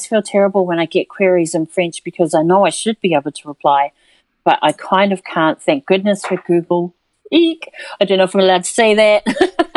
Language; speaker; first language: English; native; English